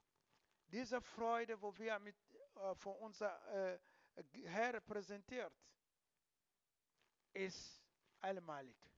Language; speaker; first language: German; non-native, learner; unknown